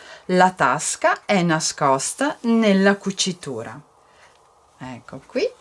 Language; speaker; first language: Italian; native; Italian